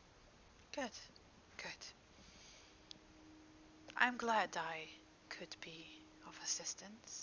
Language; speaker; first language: English; native; English